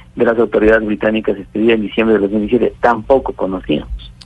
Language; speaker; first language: Spanish; native; Spanish